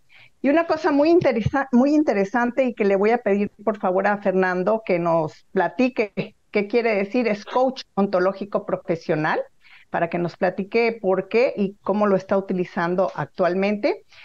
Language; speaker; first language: Spanish; native; Spanish